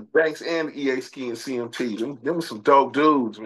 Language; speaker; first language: English; native; English